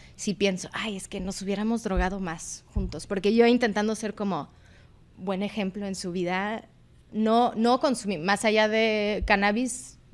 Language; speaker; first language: Spanish; native; Spanish